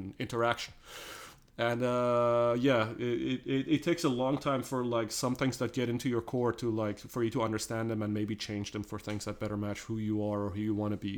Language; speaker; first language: English; native; English